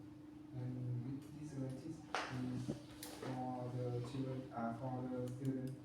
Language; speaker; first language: English; non-native, learner; Vietnamese